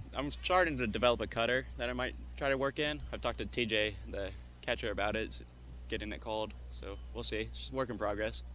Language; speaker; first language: English; native; English